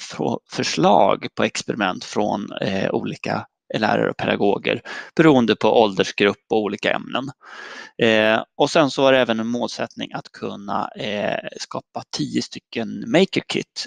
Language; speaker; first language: Swedish; native; Swedish